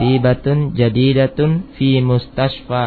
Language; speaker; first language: Arabic; non-native, fluent; Indonesian